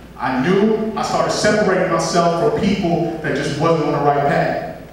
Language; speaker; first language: English; native; English